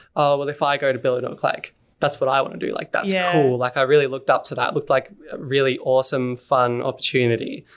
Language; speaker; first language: English; native; English